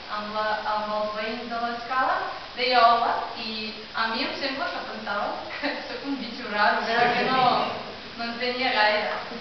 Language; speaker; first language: Catalan; non-native, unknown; Ukrainian